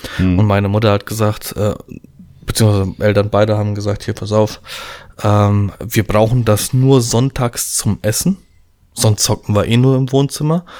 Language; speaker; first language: German; early bilingual, other home language; Polish